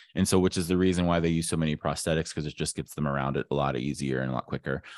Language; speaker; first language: English; native; English